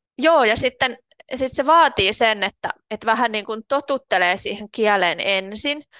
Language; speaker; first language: Finnish; non-native, fluent; Russian